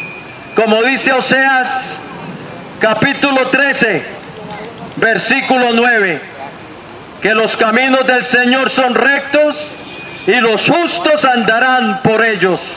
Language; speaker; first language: Spanish; native; Spanish